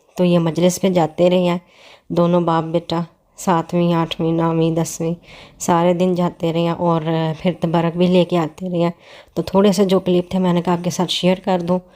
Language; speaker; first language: Urdu; non-native, local second language; Punjabi